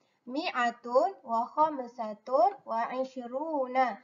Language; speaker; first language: Arabic; non-native, learner; Malay